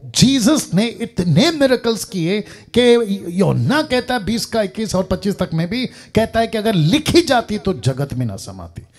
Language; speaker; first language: Hindi; native; Hindi